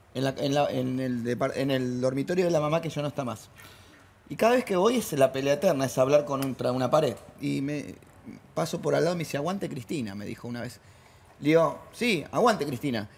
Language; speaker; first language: Spanish; native; Spanish